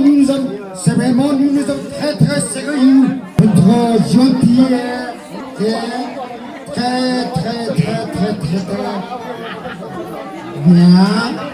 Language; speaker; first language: French; non-native, learner; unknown